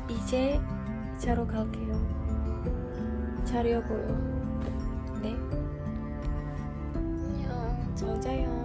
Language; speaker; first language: Korean; non-native, learner; Indonesian